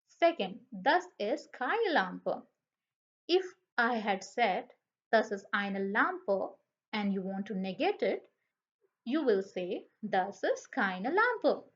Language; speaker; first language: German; non-native, fluent; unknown